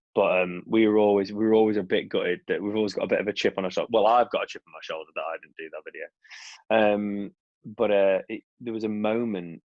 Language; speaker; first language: English; native; English